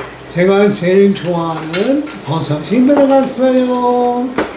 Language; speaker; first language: Korean; native; Korean